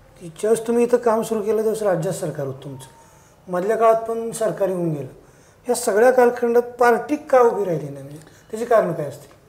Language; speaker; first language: Marathi; native; Marathi